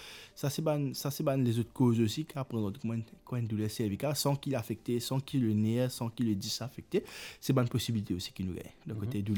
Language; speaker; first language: French; non-native, local second language; Morisyen